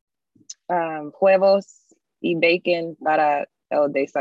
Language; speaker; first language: Spanish; non-native, learner; English